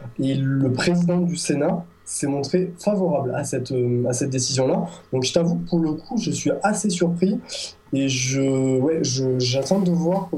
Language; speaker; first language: French; native; French